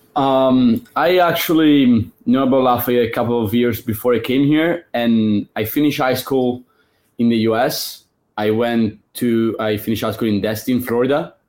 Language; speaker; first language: English; non-native, fluent; Italian